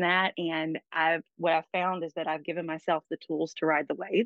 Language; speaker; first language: English; native; English